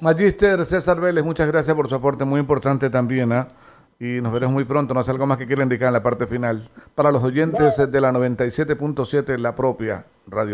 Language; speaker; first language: Spanish; native; Spanish